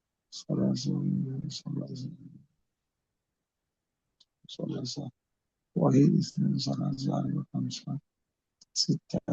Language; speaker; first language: Arabic; non-native, learner; Bangla